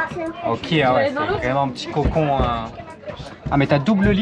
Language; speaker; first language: French; native; French